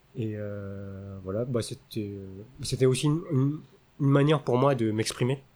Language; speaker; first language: French; early bilingual, other home language; Min Nan Chinese